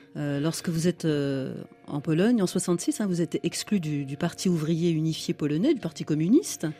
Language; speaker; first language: French; native; French